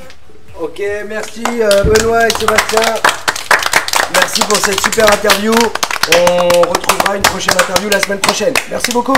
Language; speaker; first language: French; native; French